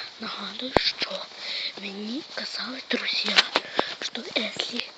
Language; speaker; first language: Russian; non-native, local second language; Ukrainian